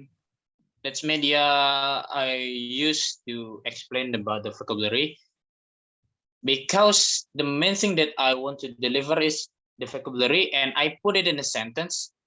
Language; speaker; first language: English; non-native, fluent; Indonesian